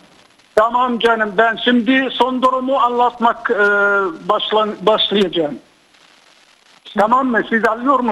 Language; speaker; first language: Turkish; non-native, fluent; Arabic